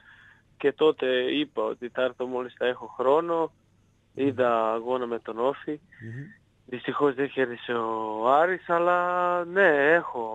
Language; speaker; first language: Greek; non-native, fluent; Serbian